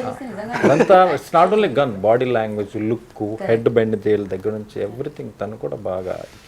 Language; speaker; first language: Telugu; native; Telugu